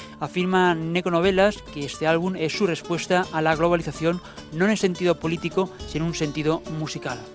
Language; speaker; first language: Spanish; native; Spanish